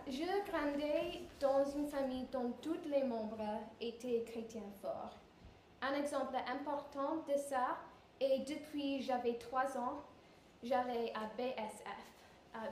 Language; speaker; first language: French; non-native, learner; English